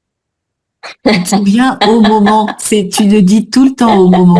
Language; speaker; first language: French; native; French